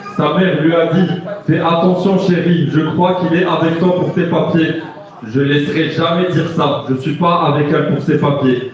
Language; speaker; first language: French; non-native, local second language; Arabic